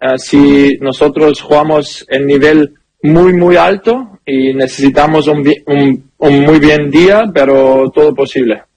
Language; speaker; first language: Spanish; non-native, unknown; German